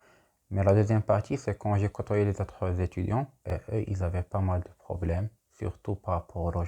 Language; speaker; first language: French; non-native, local second language; Arabic